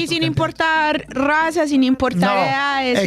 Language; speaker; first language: Spanish; native; Spanish